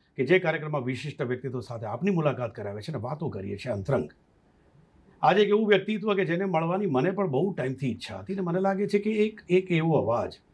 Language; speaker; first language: Hindi; non-native, local second language; Gujarati